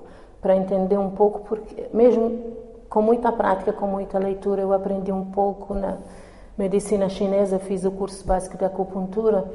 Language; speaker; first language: Portuguese; non-native, local second language; Kabuverdianu